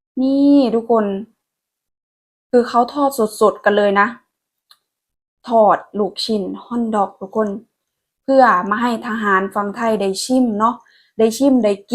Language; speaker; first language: Thai; non-native, local second language; Lao